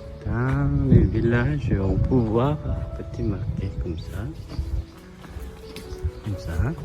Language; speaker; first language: French; non-native, learner; Korean